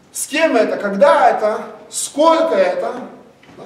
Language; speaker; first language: Russian; non-native, fluent; English